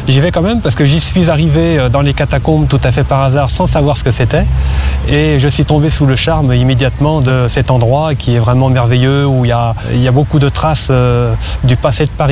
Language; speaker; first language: French; native; French